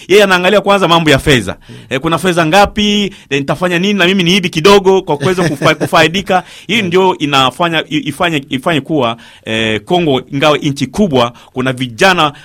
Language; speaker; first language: Swahili; native; Swahili